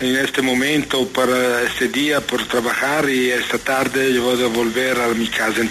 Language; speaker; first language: Spanish; non-native, learner; Italian